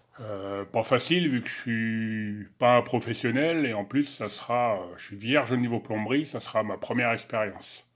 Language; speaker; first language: French; native; French